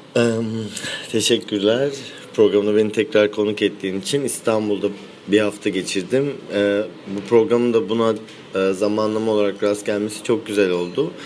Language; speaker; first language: Turkish; native; Turkish